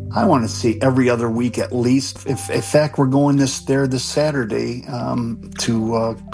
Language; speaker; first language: English; native; English